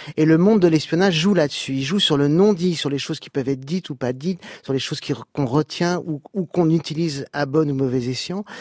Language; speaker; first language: French; native; French